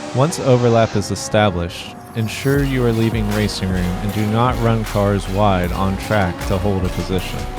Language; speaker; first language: English; native; English